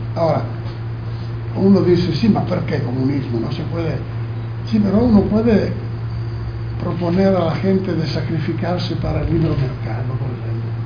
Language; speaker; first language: Spanish; non-native, fluent; Italian